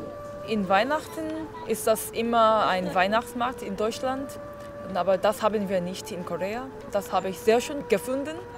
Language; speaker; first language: German; non-native, fluent; Korean